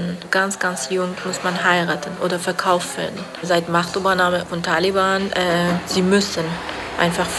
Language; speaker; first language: German; non-native, fluent; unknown